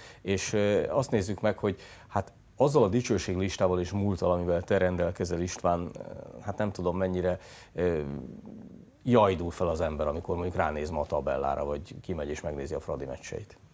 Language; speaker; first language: Hungarian; native; Hungarian